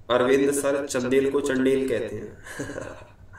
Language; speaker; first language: Hindi; native; Hindi